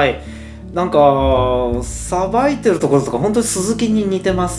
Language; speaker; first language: Japanese; native; Japanese